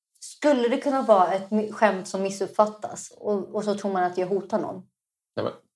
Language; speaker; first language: Swedish; early bilingual, other home language; Arabic